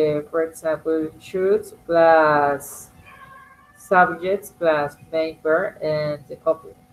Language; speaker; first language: English; non-native, learner; Spanish